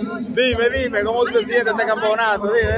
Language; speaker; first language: Spanish; native; Spanish